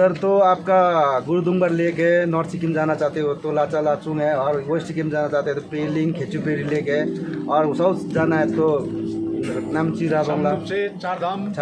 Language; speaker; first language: Hindi; non-native, local second language; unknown